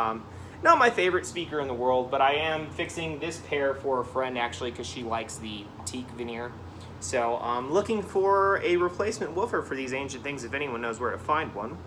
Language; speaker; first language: English; native; English